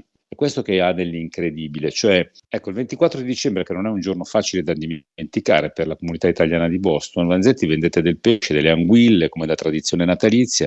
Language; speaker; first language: Italian; native; Italian